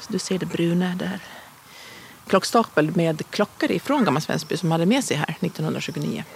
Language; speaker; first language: Swedish; native; Swedish